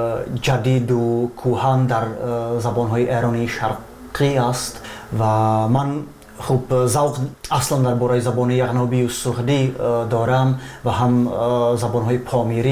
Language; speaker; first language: Persian; non-native, fluent; Czech